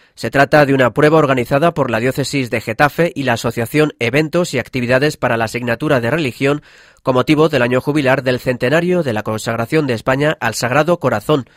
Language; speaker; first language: Spanish; native; Spanish